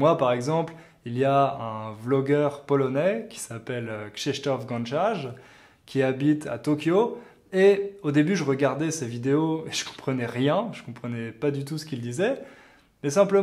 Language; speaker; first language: French; native; French